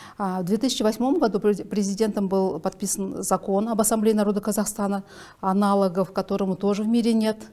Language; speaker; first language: Russian; native; Russian